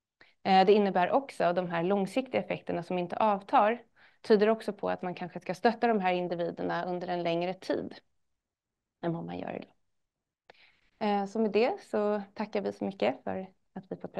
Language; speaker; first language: Swedish; native; Swedish